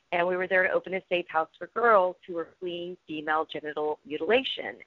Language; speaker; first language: English; native; English